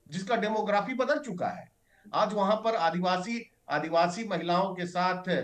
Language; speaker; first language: Hindi; native; Hindi